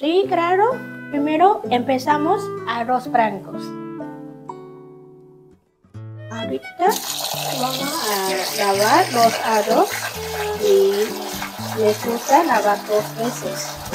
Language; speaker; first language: Spanish; non-native, learner; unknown